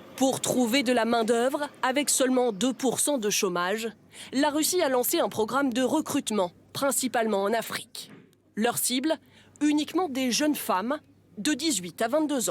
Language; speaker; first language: French; native; French